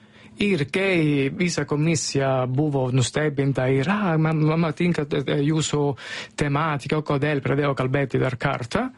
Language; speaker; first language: Lithuanian; non-native, fluent; Italian